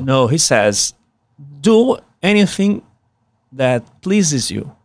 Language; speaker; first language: English; non-native, fluent; Portuguese